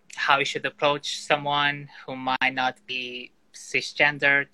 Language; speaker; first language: English; non-native, fluent; Portuguese